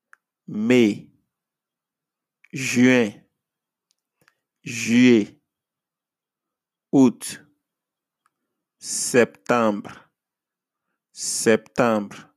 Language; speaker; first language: French; non-native, fluent; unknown